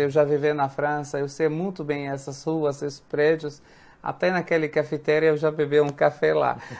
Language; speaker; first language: Portuguese; non-native, fluent; Arabic